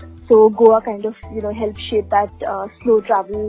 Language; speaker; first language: English; non-native, local second language; Hindi